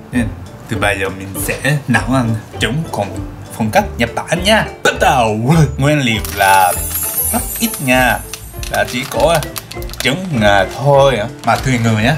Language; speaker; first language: Vietnamese; non-native, learner; Japanese